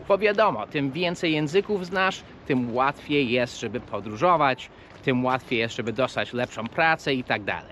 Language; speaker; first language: Polish; early bilingual, heritage; Polish